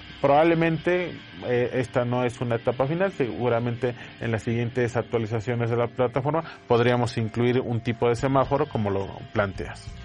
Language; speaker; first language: Spanish; native; Spanish